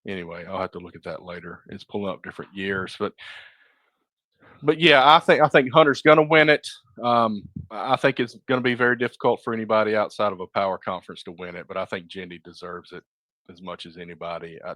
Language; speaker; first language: English; native; English